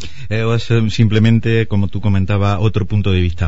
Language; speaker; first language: Spanish; native; Spanish